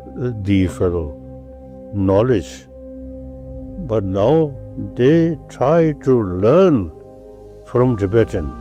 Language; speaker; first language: English; non-native, learner; Tibetan